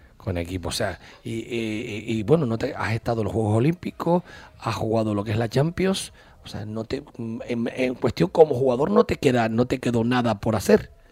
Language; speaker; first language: Spanish; native; Spanish